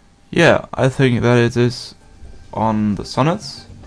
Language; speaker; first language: English; non-native, fluent; German